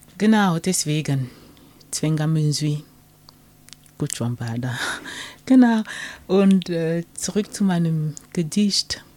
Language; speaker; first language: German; non-native, fluent; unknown